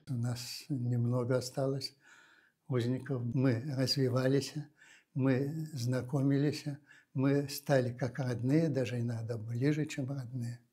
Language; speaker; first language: Russian; native; Russian